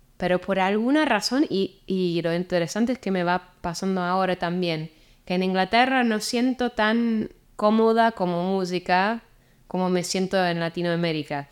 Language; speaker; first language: Spanish; non-native, fluent; English